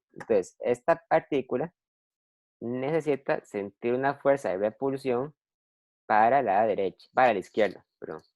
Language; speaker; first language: Spanish; native; Spanish